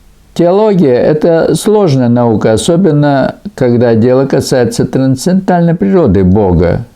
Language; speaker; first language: Russian; native; Russian